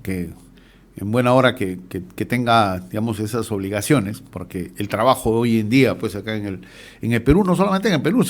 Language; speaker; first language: Spanish; native; Spanish